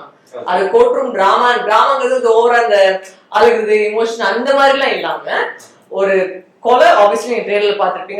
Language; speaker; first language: Tamil; native; Tamil